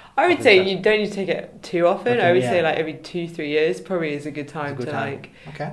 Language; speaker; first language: English; native; English